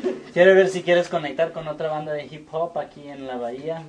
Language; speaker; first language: Spanish; native; Spanish